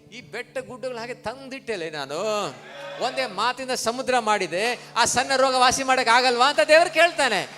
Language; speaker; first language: Kannada; non-native, local second language; Tamil